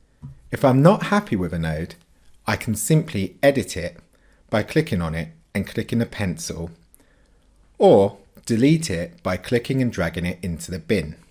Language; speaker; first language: English; native; English